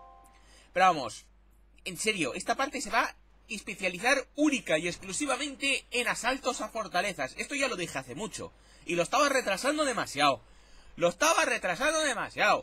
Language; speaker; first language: Spanish; native; Spanish